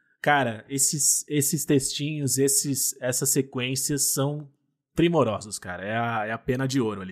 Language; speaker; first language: Portuguese; native; Portuguese